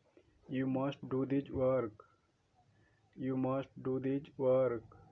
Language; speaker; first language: English; non-native, local second language; Odia